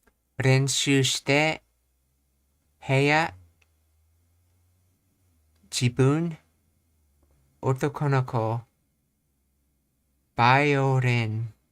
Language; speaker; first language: Japanese; non-native, learner; English